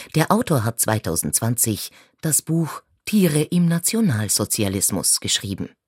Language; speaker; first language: German; native; German